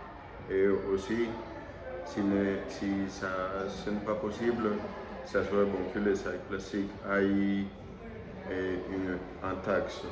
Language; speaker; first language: French; non-native, learner; Spanish